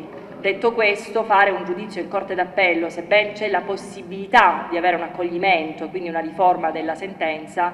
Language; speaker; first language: Italian; native; Italian